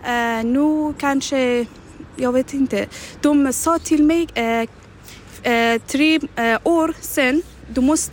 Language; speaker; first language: Swedish; non-native, learner; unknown